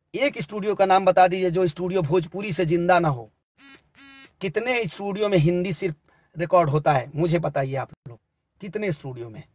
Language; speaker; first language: Hindi; native; Hindi